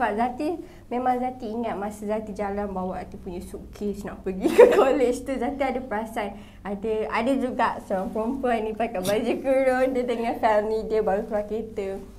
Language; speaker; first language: Malay; native; Malay